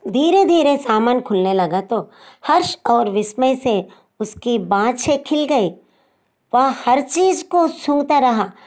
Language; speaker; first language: Hindi; non-native, local second language; Telugu